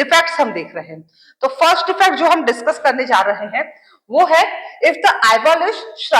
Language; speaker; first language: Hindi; native; Hindi